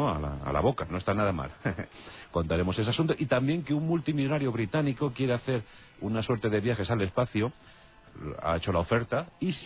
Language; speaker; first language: Spanish; native; Spanish